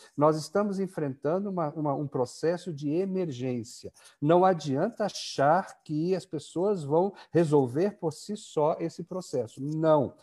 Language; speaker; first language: Portuguese; native; Portuguese